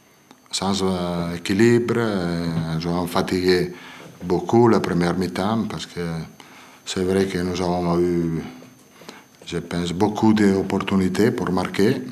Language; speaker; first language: French; non-native, learner; Italian